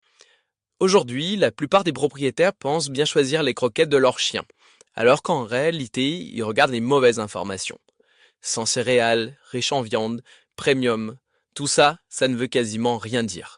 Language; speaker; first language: French; native; French